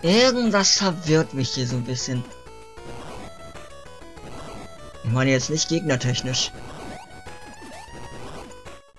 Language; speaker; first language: German; native; German